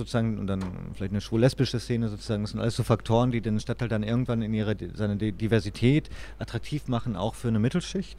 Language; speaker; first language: German; native; German